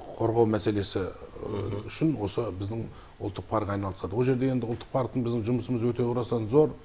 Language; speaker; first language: Kazakh; native; Kazakh